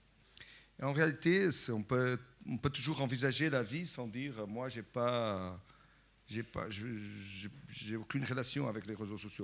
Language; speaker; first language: French; non-native, fluent; Portuguese